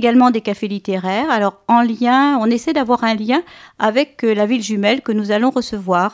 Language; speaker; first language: French; native; French